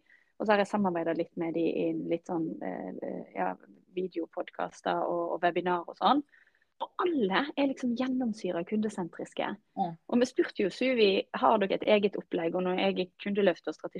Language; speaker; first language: Norwegian; native; Norwegian